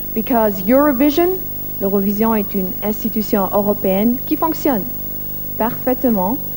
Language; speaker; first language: French; non-native, local second language; Luxembourgish